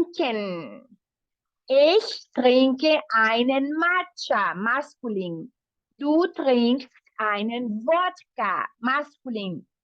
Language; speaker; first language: German; non-native, fluent; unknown